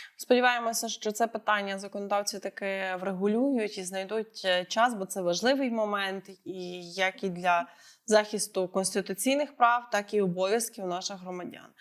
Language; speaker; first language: Ukrainian; native; Ukrainian